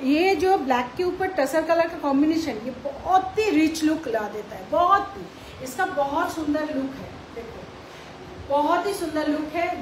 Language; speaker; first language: Hindi; non-native, local second language; Bangla